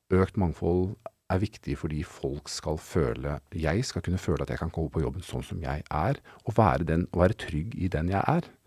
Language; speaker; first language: Norwegian; native; Norwegian